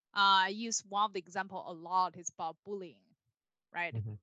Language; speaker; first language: English; non-native, fluent; Chinese